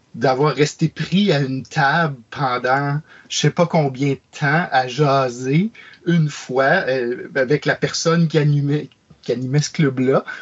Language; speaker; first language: French; native; French